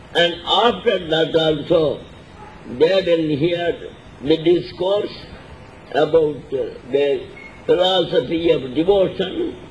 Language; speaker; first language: English; non-native, local second language; Odia